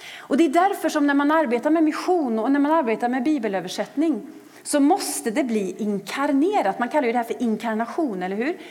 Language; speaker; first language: Swedish; native; Swedish